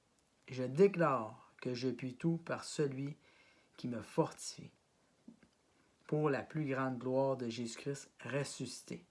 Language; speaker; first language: French; native; French